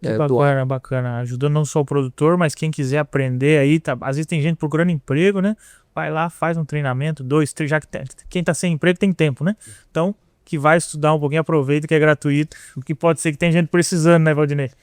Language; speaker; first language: Portuguese; native; Portuguese